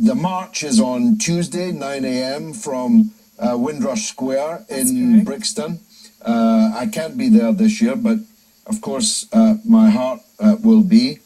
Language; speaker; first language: English; native; English